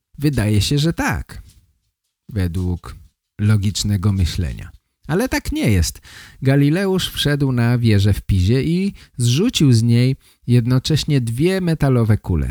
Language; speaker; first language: Polish; native; Polish